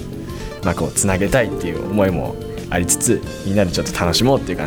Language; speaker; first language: Japanese; native; Japanese